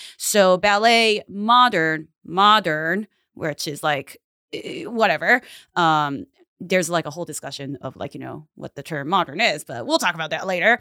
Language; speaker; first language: English; early bilingual, other home language; Japanese